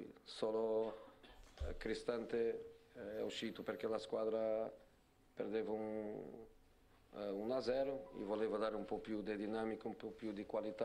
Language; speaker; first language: Italian; non-native, fluent; Portuguese